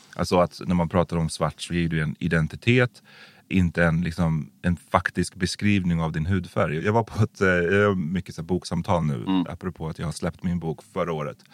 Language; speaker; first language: Swedish; early bilingual, other home language; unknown